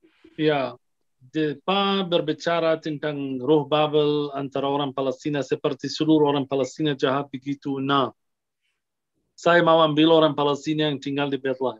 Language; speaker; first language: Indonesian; non-native, fluent; Arabic